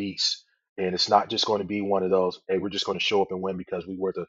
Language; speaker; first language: English; native; English